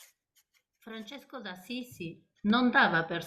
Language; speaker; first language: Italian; non-native, fluent; Spanish